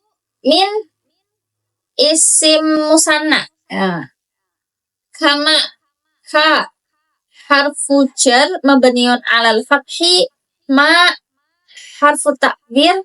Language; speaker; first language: Arabic; non-native, learner; Indonesian